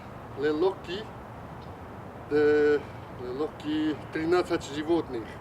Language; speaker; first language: Russian; non-native, learner; Chinese